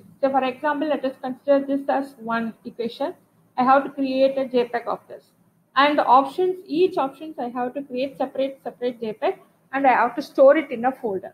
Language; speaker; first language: English; non-native, local second language; Tamil